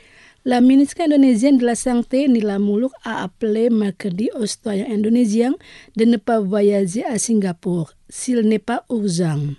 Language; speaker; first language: French; non-native, fluent; Indonesian